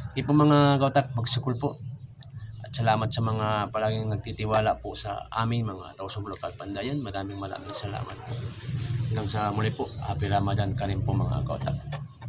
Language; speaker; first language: Filipino; non-native, local second language; Tausug